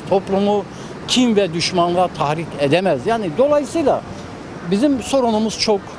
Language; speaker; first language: Turkish; native; Turkish